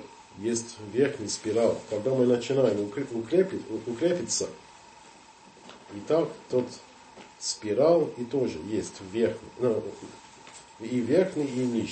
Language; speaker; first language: Russian; non-native, fluent; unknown